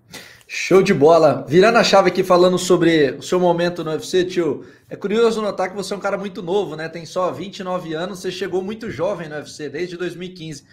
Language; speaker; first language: Portuguese; native; Portuguese